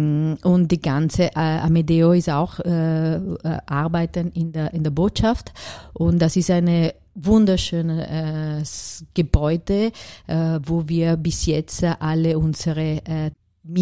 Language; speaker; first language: German; non-native, fluent; Italian